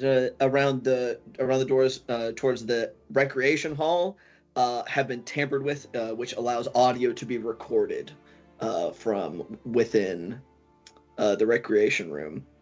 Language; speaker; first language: English; native; English